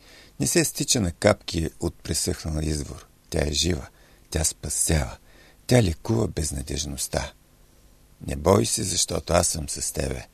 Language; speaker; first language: Bulgarian; native; Bulgarian